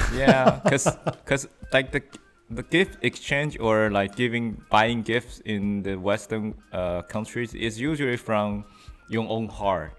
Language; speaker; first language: English; non-native, fluent; Chinese